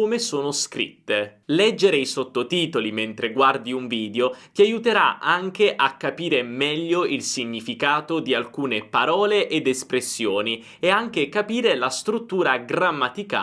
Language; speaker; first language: Italian; native; Italian